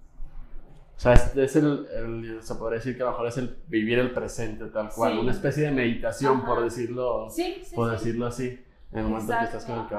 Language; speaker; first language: Spanish; native; Spanish